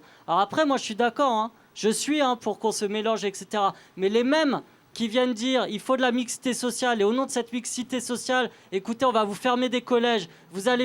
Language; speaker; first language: French; native; French